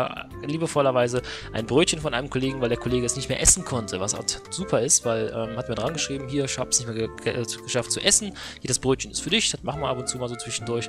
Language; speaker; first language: German; native; German